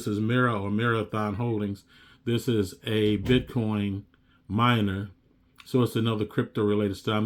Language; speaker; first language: English; native; English